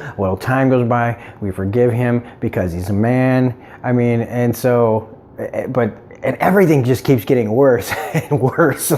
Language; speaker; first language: English; native; English